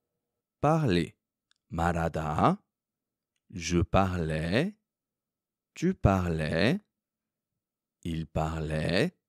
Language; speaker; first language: French; non-native, fluent; Korean